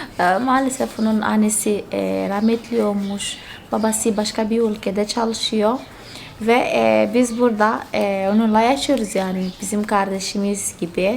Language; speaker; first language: Turkish; non-native, fluent; Portuguese